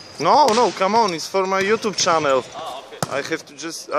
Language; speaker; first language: English; non-native, learner; Polish